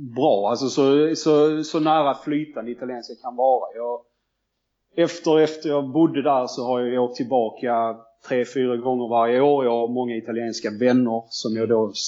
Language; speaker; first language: Swedish; native; Swedish